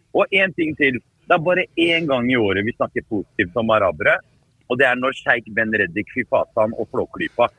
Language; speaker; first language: Norwegian; early bilingual, other home language; Arabic